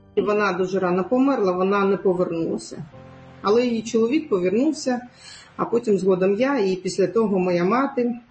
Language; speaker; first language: Ukrainian; non-native, local second language; Crimean Tatar